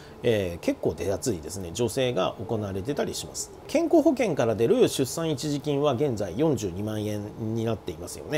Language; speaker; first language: Japanese; native; Japanese